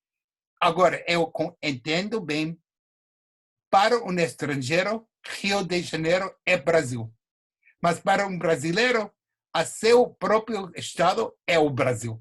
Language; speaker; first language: Portuguese; non-native, fluent; English